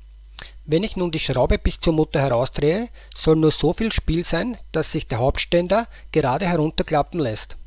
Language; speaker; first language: German; native; German